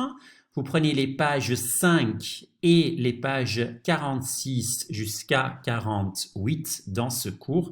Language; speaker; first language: French; non-native, fluent; Dutch